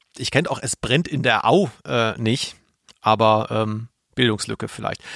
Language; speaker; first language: German; native; German